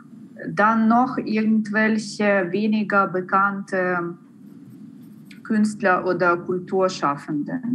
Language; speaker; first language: German; non-native, fluent; Ukrainian